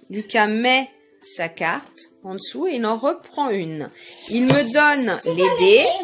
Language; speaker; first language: French; native; French